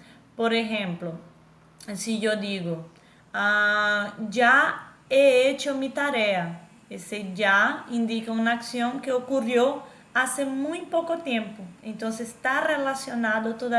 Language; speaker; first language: Spanish; non-native, fluent; Portuguese